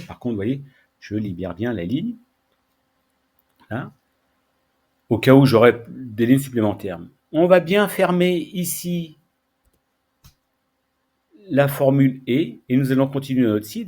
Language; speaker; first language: French; native; French